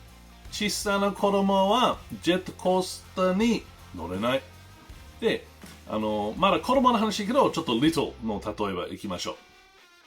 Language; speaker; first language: Japanese; non-native, learner; English